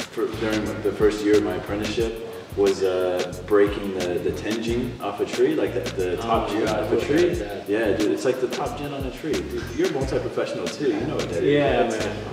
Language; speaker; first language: English; native; English